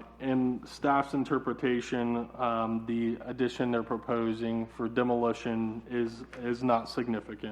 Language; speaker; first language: English; native; English